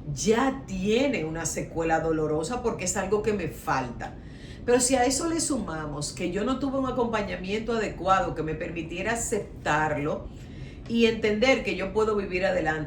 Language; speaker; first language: Spanish; native; Spanish